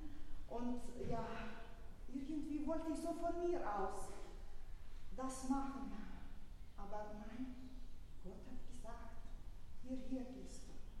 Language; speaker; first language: German; early bilingual, other home language; Russian